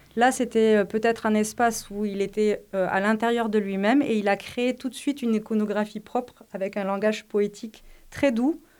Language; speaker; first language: French; native; French